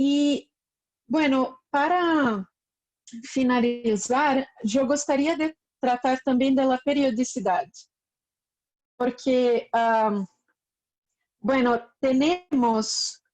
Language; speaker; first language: Spanish; non-native, learner; Portuguese